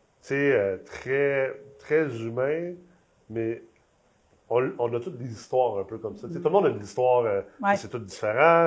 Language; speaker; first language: French; native; French